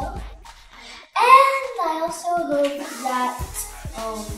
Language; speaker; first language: English; native; English